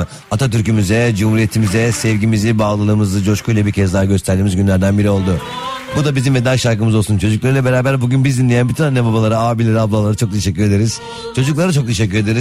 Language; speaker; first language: Turkish; native; Turkish